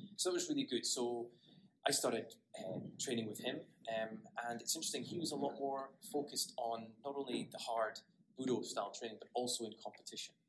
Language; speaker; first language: English; native; English